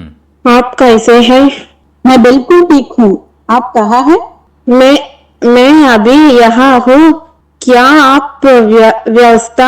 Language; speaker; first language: Hindi; non-native, learner; Telugu